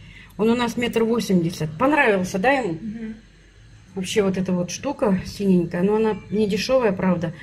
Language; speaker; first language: Russian; native; Russian